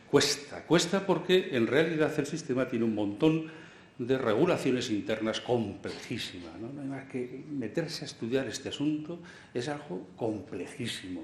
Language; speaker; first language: Spanish; native; Spanish